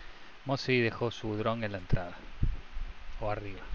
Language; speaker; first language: Spanish; native; Spanish